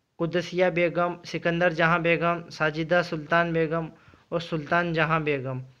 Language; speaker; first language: Hindi; native; Hindi